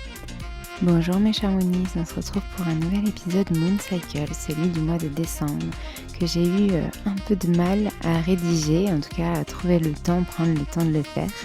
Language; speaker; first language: French; native; French